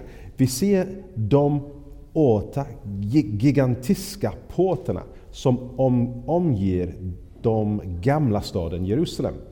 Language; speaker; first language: Swedish; non-native, fluent; English